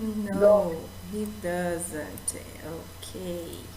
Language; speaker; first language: English; non-native, fluent; Portuguese